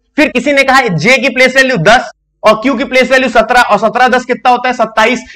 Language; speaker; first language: Hindi; native; Hindi